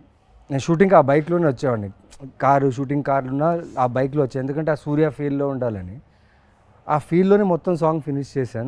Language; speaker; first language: Telugu; native; Telugu